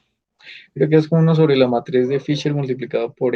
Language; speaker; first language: Spanish; native; Spanish